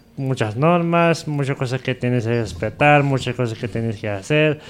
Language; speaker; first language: Spanish; non-native, fluent; Arabic